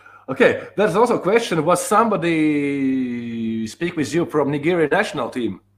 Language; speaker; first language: English; non-native, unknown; Latvian